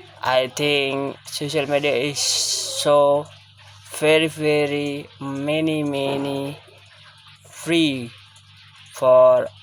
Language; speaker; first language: English; non-native, learner; Indonesian